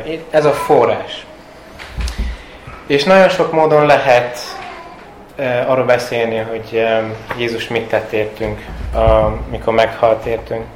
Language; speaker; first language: Hungarian; early bilingual, heritage; Hungarian